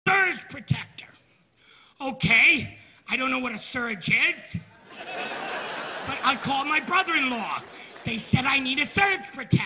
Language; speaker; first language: English; native; English